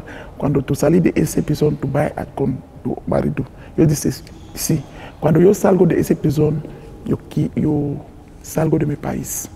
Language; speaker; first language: Spanish; non-native, learner; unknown